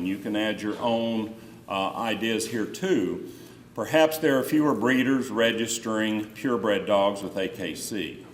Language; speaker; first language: English; native; English